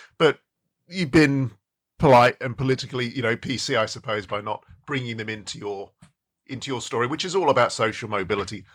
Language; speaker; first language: English; native; English